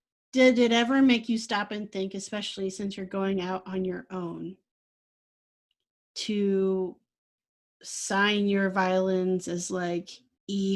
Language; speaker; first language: English; native; English